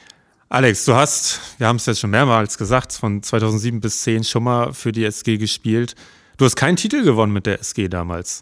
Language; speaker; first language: German; native; German